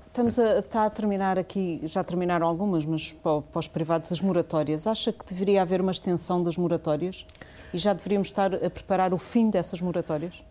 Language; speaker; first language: Portuguese; native; Portuguese